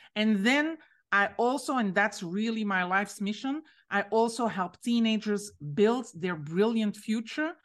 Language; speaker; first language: English; non-native, fluent; French